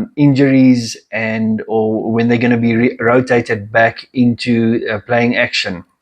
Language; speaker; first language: English; non-native, local second language; Afrikaans